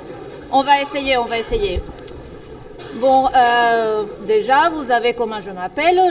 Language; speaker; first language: French; non-native, fluent; Spanish